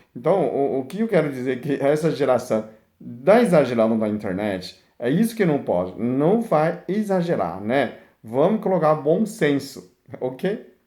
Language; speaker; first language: Portuguese; non-native, fluent; Chinese